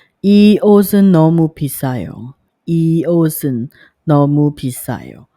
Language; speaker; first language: Korean; non-native, fluent; Thai